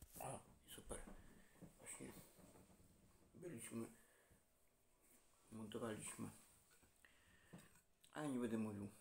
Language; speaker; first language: Polish; non-native, learner; Ukrainian